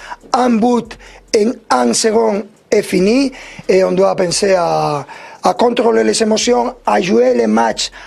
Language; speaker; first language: French; non-native, learner; Spanish